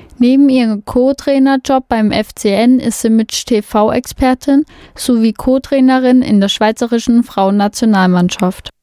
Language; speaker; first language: German; native; German